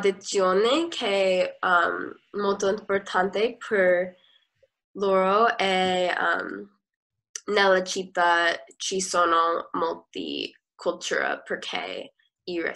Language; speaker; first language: Italian; non-native, learner; English